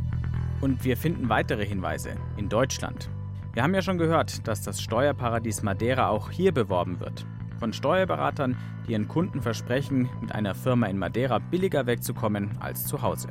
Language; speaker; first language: German; native; German